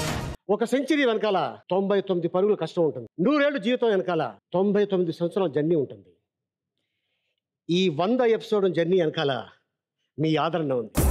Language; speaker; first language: Telugu; native; Telugu